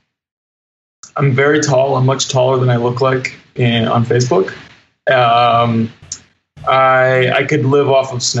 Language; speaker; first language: English; native; English